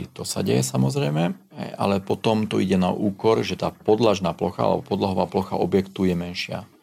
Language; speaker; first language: Slovak; non-native, local second language; Hungarian